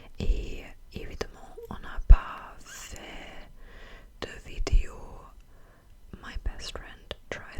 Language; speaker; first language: French; non-native, fluent; German